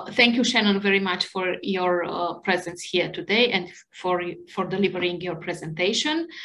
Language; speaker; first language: English; non-native, fluent; Romanian